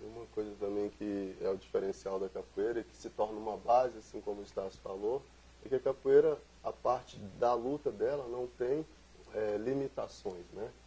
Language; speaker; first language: Portuguese; native; Portuguese